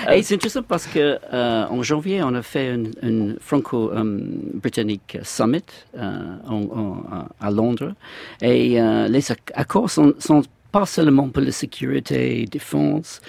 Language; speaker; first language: French; non-native, fluent; English